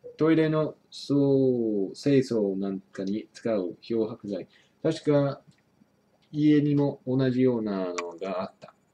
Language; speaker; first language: Japanese; non-native, fluent; English